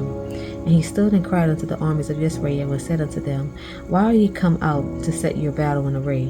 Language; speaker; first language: English; native; English